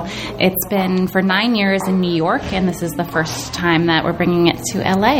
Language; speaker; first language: English; native; English